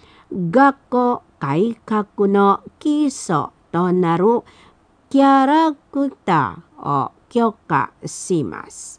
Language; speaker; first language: Japanese; non-native, fluent; Indonesian